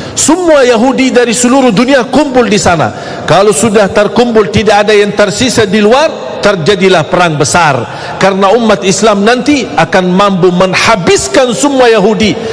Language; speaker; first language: Malay; non-native, fluent; Arabic